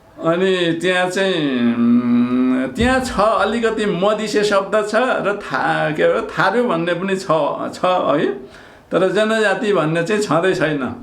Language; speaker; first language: Nepali; non-native, local second language; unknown